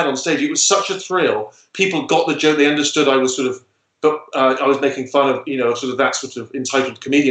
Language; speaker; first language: English; native; English